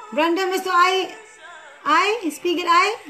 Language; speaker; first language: German; non-native, learner; Cebuano